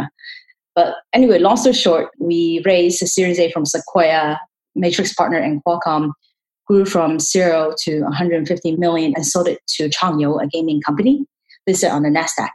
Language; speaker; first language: English; non-native, local second language; Cantonese